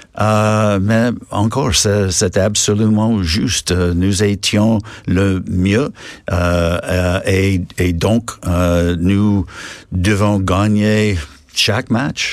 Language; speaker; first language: French; non-native, learner; English